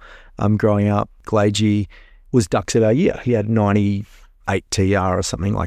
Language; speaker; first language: English; native; English